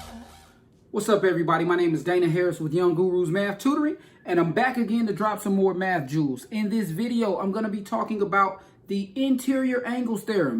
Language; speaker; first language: English; native; English